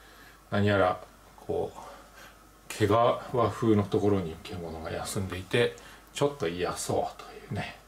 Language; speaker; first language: Japanese; native; Japanese